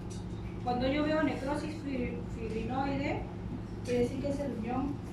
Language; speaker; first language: Spanish; native; Spanish